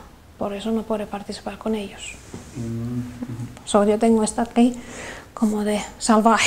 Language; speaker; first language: Spanish; non-native, learner; Finnish